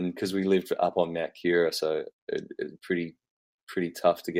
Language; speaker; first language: English; native; English